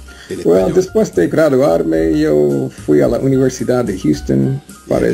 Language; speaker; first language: Spanish; non-native, learner; English